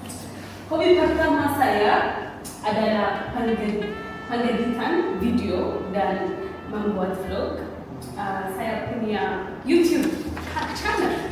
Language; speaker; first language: Indonesian; non-native, learner; Amharic